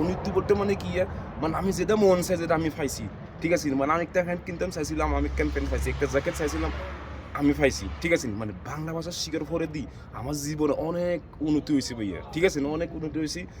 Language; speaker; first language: Bangla; non-native, fluent; Zulu